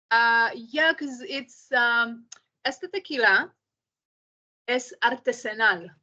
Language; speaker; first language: Spanish; non-native, learner; English